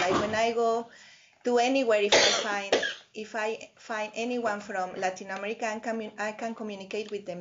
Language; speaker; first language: English; non-native, fluent; Spanish